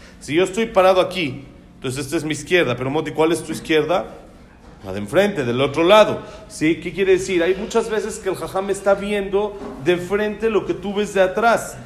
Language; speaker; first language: Spanish; native; Spanish